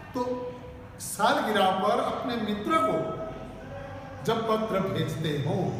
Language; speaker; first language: Hindi; non-native, local second language; Gujarati